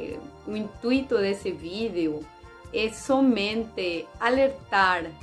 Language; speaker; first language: Portuguese; non-native, fluent; Spanish